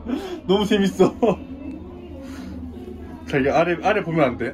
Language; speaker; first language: Korean; native; Korean